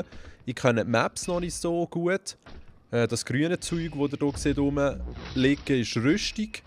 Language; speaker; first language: German; native; German